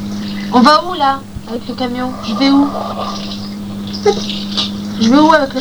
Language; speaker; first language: French; native; French